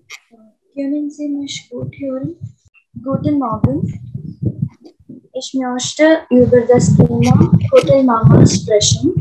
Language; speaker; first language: German; non-native, learner; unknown